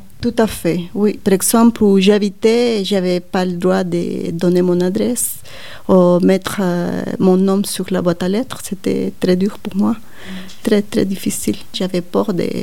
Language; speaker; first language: French; non-native, fluent; Spanish